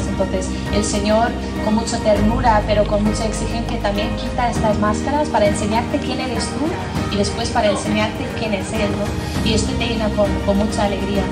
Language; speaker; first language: Spanish; non-native, fluent; English